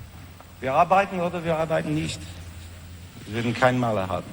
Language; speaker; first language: German; non-native, learner; English